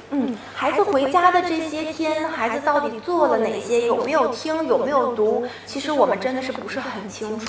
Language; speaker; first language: Chinese; native; Chinese